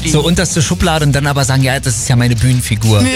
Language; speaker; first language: German; native; German